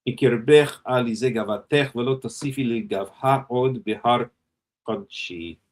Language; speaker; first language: Hebrew; non-native, fluent; English